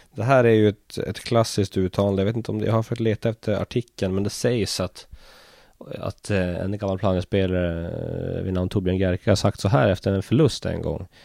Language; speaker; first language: Swedish; native; Swedish